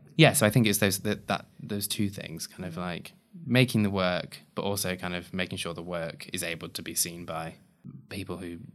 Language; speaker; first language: English; native; English